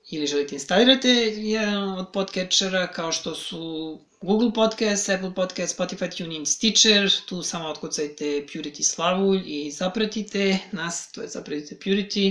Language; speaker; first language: Serbian; native; Serbian